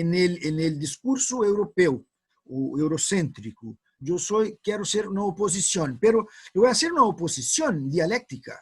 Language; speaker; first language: Spanish; non-native, fluent; Portuguese